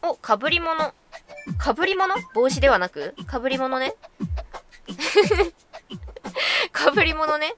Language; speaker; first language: Japanese; native; Japanese